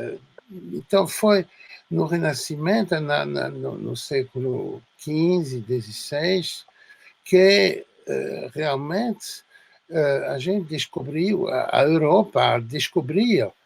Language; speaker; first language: Portuguese; non-native, fluent; French